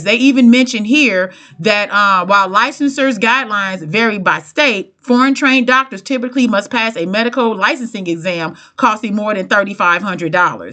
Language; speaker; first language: English; native; English